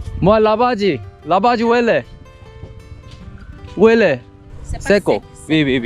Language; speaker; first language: French; non-native, learner; Korean